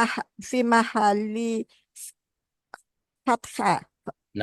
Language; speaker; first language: Arabic; non-native, learner; Indonesian